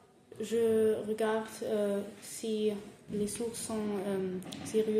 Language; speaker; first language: French; non-native, learner; German